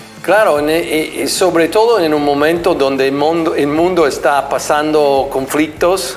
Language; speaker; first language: Spanish; non-native, fluent; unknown